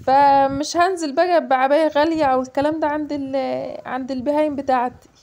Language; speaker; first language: Arabic; native; Arabic